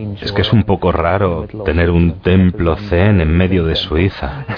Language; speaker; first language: Spanish; non-native, fluent; German